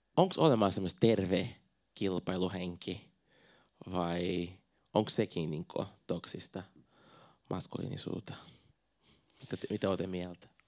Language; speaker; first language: Finnish; non-native, fluent; Portuguese